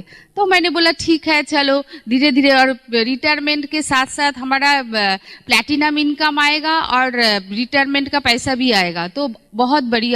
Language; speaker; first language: Hindi; non-native, local second language; Bangla